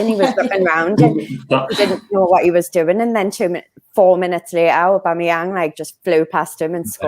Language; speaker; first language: English; native; English